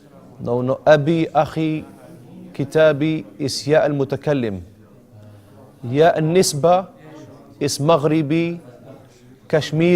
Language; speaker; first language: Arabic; non-native, fluent; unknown